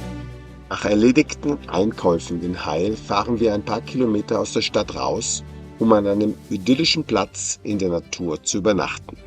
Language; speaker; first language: German; native; German